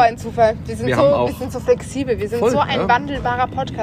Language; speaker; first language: German; native; German